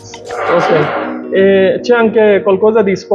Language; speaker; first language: Italian; non-native, learner; Bangla